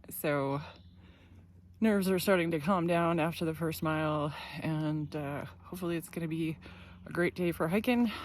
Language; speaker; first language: English; native; English